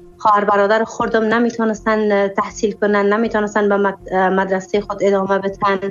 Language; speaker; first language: Persian; native; Persian